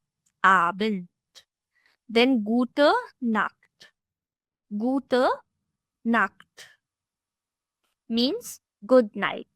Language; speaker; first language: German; non-native, fluent; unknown